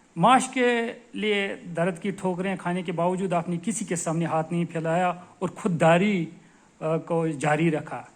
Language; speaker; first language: Urdu; non-native, local second language; Kashmiri